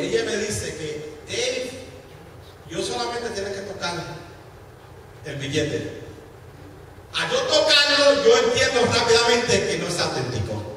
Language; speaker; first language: Spanish; early bilingual, heritage; Spanish